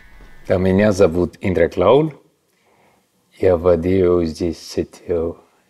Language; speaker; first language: Russian; non-native, local second language; Estonian